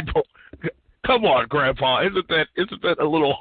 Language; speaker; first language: English; native; English